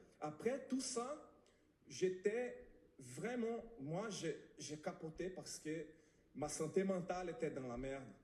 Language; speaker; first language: French; non-native, fluent; Portuguese